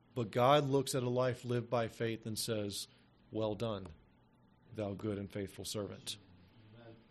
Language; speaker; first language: English; native; English